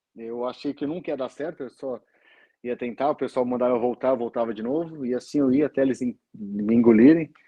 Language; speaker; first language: Portuguese; native; Portuguese